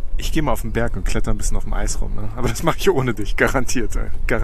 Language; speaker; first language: German; native; German